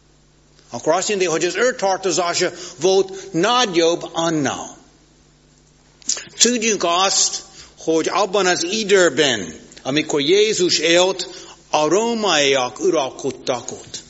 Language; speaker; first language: Hungarian; non-native, fluent; English